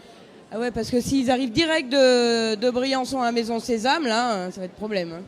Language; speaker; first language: French; native; French